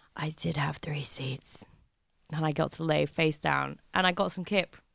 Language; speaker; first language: English; native; English